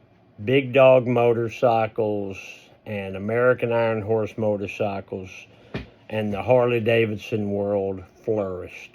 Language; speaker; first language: English; native; English